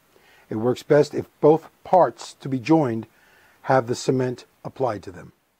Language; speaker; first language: English; native; English